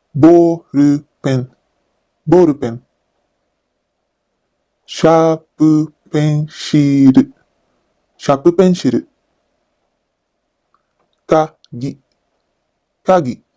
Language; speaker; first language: Japanese; non-native, learner; Filipino